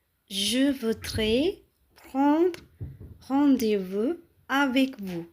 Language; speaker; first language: French; non-native, fluent; Tamil